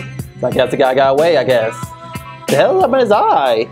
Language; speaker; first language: English; native; English